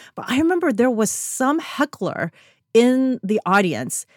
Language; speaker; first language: English; native; English